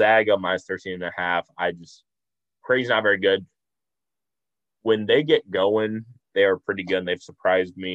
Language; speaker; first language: English; native; English